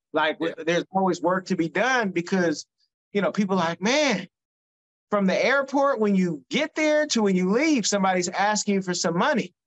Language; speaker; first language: English; native; English